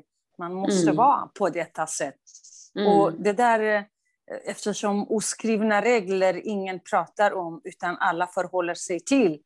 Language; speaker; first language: Swedish; non-native, fluent; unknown